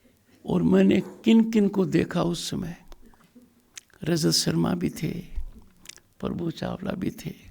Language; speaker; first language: Hindi; native; Hindi